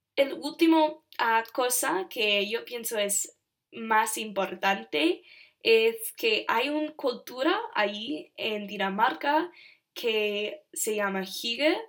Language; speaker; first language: Spanish; non-native, learner; English